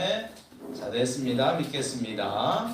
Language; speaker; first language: Korean; native; Korean